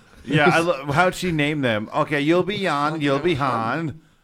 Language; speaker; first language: English; native; English